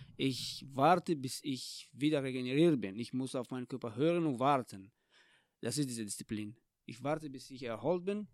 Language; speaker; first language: German; non-native, fluent; Tajik